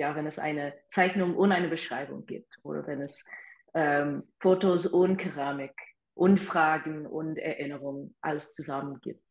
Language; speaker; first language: German; non-native, fluent; English